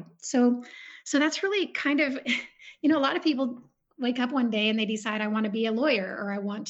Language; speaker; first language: English; native; English